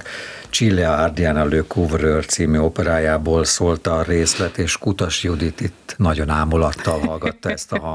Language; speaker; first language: Hungarian; native; Hungarian